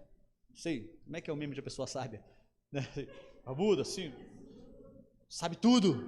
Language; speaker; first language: Portuguese; native; Portuguese